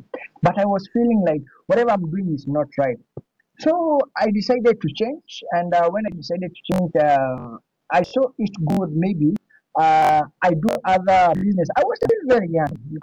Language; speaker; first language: English; non-native, local second language; Swahili